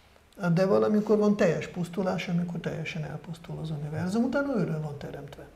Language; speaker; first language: Hungarian; non-native, fluent; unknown